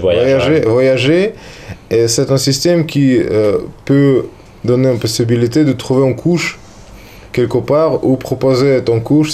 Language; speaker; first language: French; non-native, learner; Russian